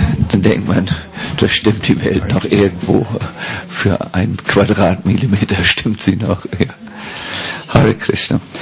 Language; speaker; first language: German; native; German